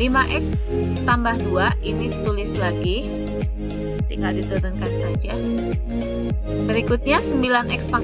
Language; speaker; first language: Indonesian; native; Indonesian